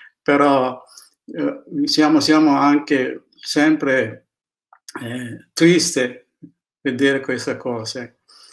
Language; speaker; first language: Italian; non-native, learner; Sinhala